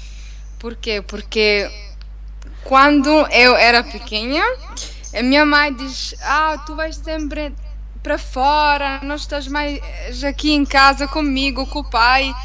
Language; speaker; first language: Portuguese; non-native, learner; Italian